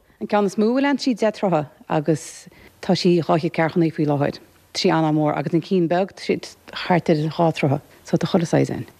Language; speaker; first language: Irish; native; Irish